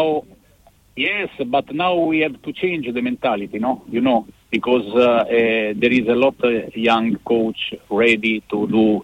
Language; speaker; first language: English; non-native, learner; Italian